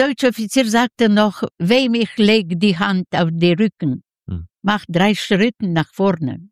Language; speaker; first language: German; non-native, learner; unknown